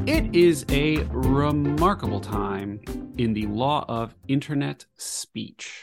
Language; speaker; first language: English; native; English